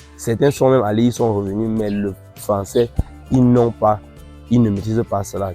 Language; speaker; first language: French; non-native, local second language; Ghomala